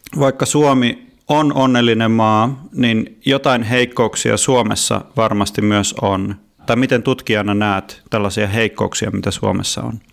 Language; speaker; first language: Finnish; native; Finnish